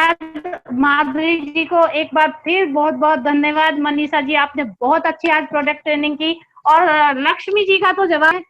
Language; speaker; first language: Hindi; native; Hindi